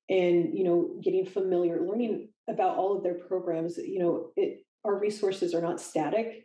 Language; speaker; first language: English; native; English